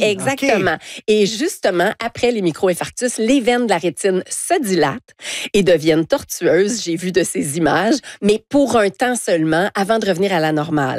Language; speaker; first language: French; native; French